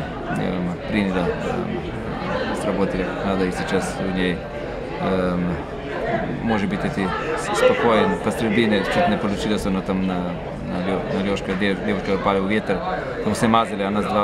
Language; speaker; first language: Russian; non-native, fluent; Slovenian